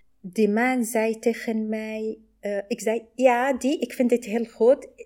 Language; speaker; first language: Dutch; non-native, learner; Arabic